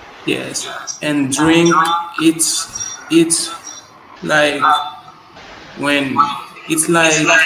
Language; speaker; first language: English; non-native, learner; Spanish